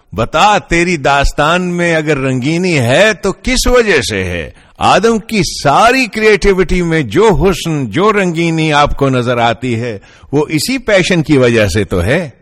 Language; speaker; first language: Urdu; non-native, local second language; Punjabi